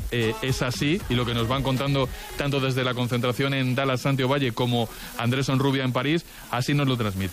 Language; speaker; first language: Spanish; native; Spanish